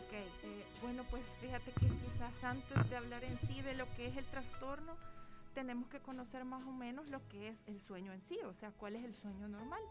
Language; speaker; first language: Spanish; native; Spanish